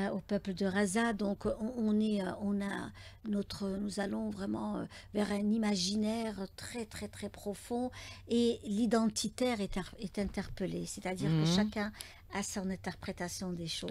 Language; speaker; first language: French; native; French